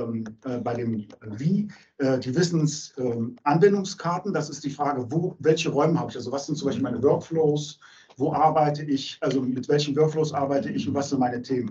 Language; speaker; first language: German; native; German